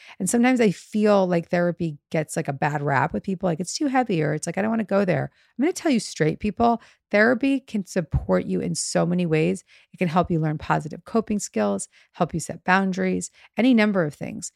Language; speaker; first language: English; native; English